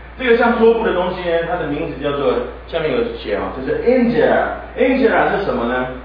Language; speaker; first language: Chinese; native; Chinese